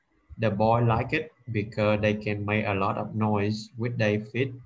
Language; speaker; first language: English; non-native, learner; Vietnamese